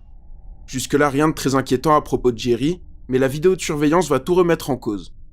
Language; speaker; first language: French; native; French